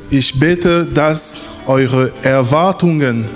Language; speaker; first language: German; non-native, fluent; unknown